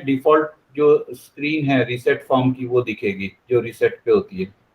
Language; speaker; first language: Hindi; native; Hindi